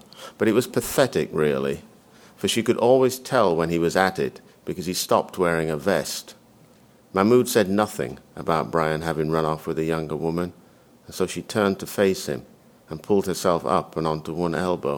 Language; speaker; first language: English; native; English